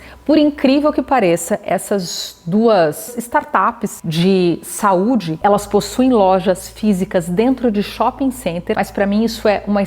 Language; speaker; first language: Portuguese; native; Portuguese